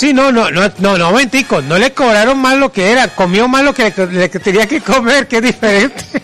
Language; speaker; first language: Spanish; native; Spanish